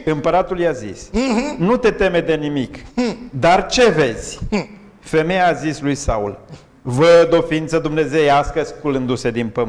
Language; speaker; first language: Romanian; native; Romanian